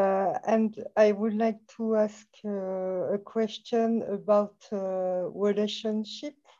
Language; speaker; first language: English; non-native, fluent; French